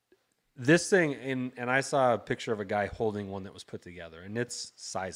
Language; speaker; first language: English; native; English